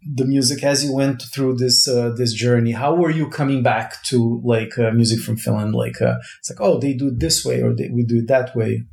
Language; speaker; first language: English; non-native, fluent; Portuguese